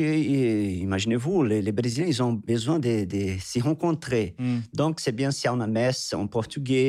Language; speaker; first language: French; non-native, fluent; Portuguese